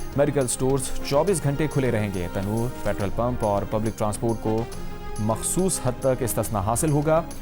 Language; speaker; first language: Urdu; native; Urdu